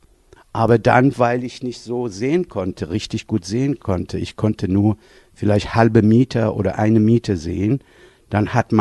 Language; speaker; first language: German; non-native, fluent; Persian